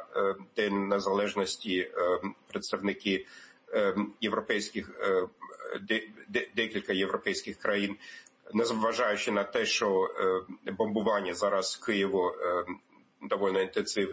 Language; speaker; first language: Ukrainian; non-native, fluent; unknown